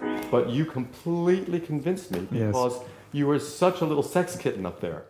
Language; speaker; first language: English; native; English